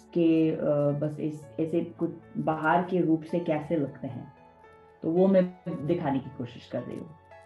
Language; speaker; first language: Hindi; non-native, fluent; English